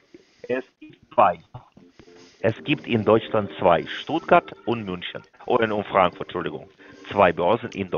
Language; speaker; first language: German; non-native, learner; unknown